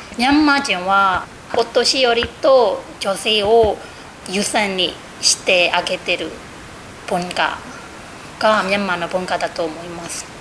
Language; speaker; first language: Japanese; non-native, fluent; Burmese